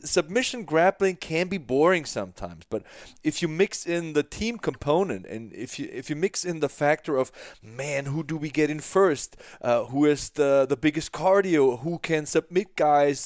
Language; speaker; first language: English; non-native, fluent; German